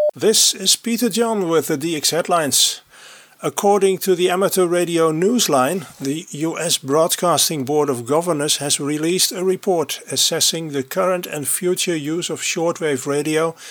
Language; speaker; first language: English; non-native, fluent; Dutch